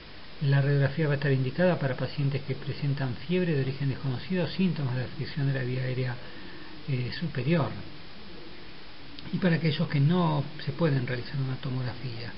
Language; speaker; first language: Spanish; native; Spanish